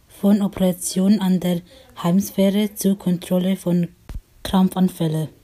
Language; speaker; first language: German; native; German